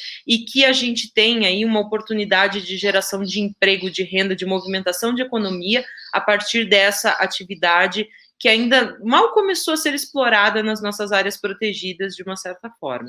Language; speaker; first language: Portuguese; native; Portuguese